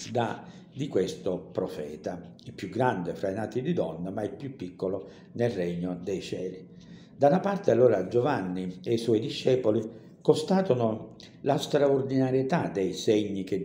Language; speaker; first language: Italian; native; Italian